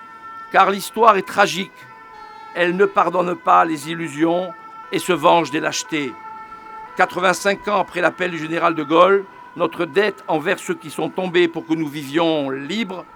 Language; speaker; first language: French; native; French